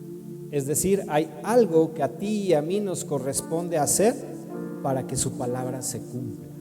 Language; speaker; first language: Spanish; native; Spanish